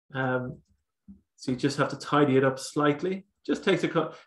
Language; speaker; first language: English; native; English